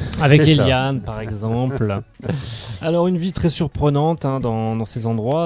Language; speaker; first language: French; native; French